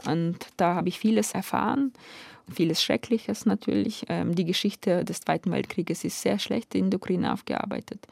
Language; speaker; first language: German; non-native, fluent; Ukrainian